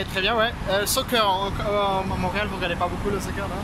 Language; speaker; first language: French; native; French